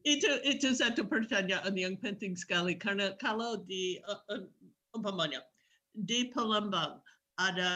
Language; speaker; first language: Indonesian; non-native, fluent; English